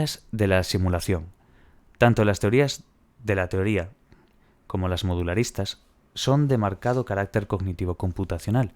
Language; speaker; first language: Spanish; native; Spanish